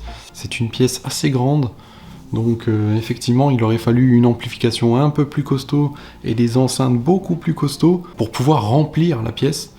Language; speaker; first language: French; native; French